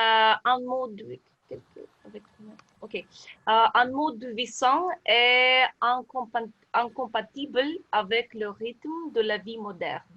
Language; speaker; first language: French; non-native, learner; Russian